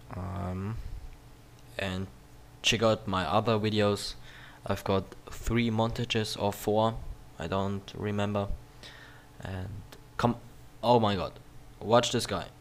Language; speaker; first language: English; non-native, learner; German